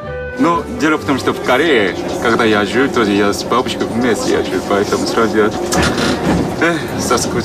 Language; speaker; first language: Russian; non-native, learner; Korean